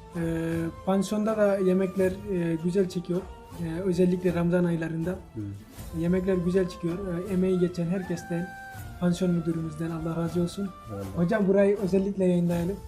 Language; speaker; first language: Turkish; non-native, fluent; Nepali